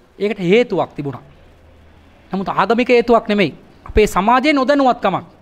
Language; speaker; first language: Sinhala; non-native, local second language; Tamil